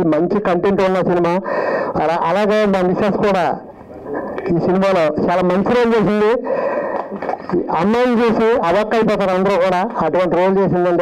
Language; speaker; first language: Telugu; native; Telugu